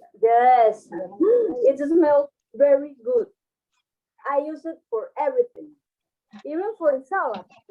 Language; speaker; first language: English; non-native, fluent; Spanish